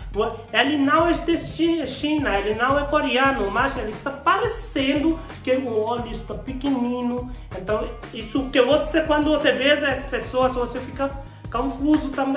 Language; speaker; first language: Portuguese; non-native, learner; Hindi